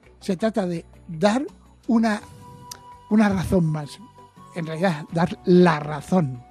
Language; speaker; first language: Spanish; native; Spanish